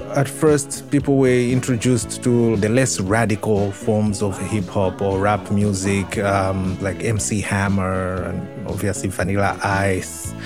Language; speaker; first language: English; non-native, local second language; Nyanja